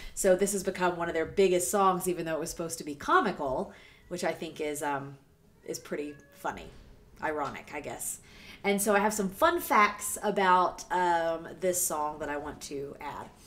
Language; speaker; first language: English; native; English